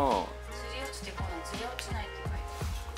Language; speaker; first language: Japanese; native; Japanese